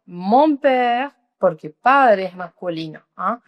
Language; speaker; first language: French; non-native, fluent; Spanish